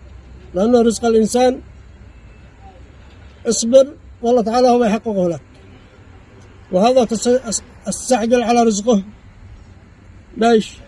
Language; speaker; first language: Arabic; native; Arabic